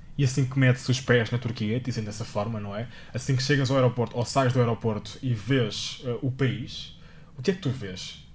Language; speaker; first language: Portuguese; native; Portuguese